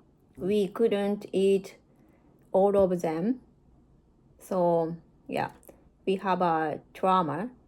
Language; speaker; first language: English; non-native, learner; Japanese